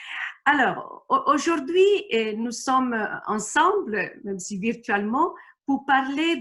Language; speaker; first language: French; non-native, fluent; Italian